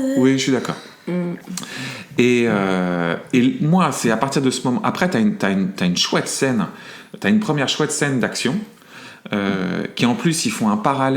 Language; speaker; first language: French; native; French